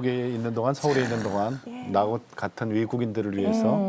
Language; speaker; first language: Korean; native; Korean